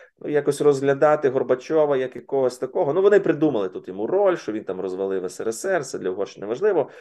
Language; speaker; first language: Ukrainian; native; Ukrainian